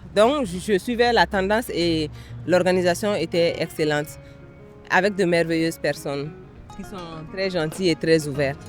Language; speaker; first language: French; non-native, local second language; Bambara